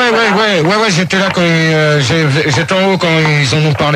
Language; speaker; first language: French; native; French